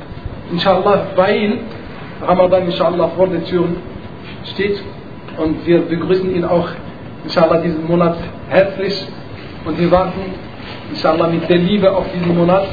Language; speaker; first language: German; non-native, fluent; Arabic